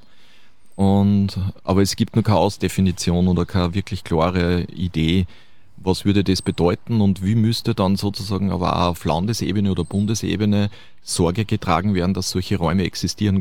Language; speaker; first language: German; native; German